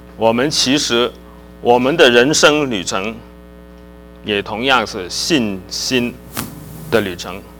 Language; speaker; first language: Chinese; native; Chinese